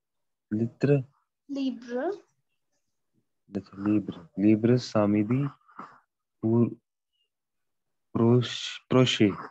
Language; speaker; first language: French; non-native, learner; Hindi